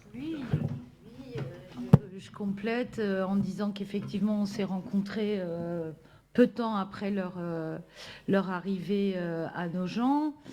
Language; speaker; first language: French; native; French